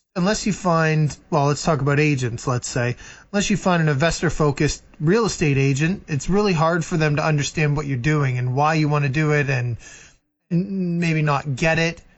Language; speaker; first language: English; native; English